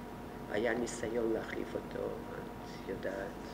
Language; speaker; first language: Hebrew; non-native, fluent; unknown